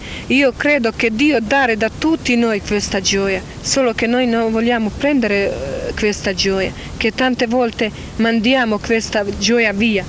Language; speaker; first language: Italian; non-native, learner; Croatian